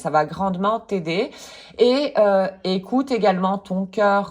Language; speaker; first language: French; native; French